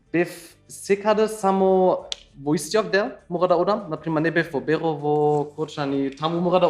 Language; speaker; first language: Macedonian; non-native, learner; German